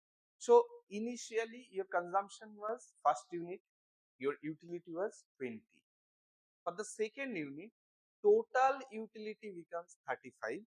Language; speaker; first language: English; non-native, local second language; Bangla